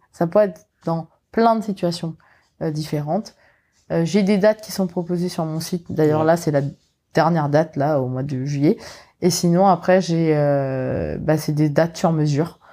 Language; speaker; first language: French; non-native, local second language; Morisyen